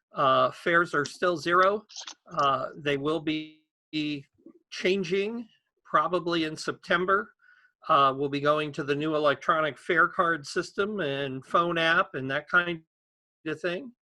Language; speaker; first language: English; native; English